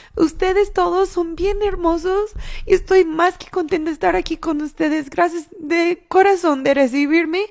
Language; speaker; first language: Spanish; non-native, fluent; English